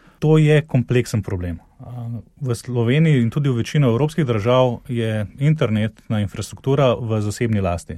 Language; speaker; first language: Slovenian; native; Slovenian